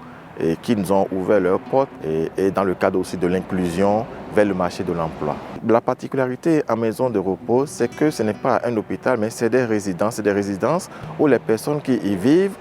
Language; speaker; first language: French; native; French